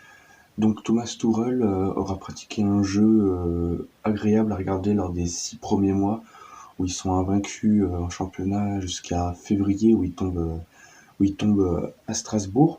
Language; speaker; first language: French; native; French